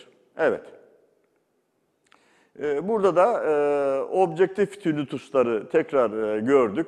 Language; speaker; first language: Turkish; native; Turkish